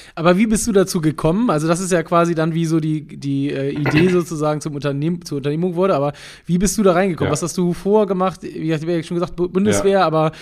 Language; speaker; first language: German; native; German